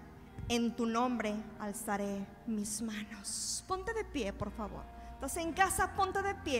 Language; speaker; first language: Spanish; native; Spanish